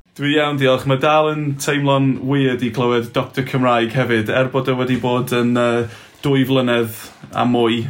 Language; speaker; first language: Welsh; non-native, local second language; English